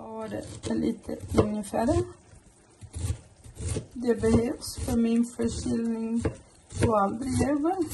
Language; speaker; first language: Swedish; non-native, learner; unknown